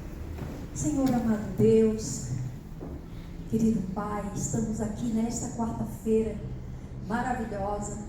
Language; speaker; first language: Portuguese; native; Portuguese